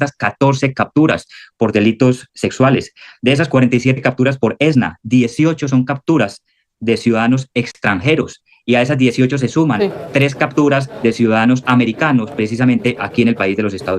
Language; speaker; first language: Spanish; native; Spanish